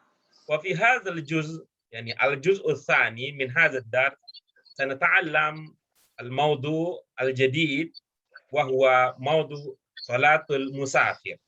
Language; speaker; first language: Arabic; non-native, fluent; Indonesian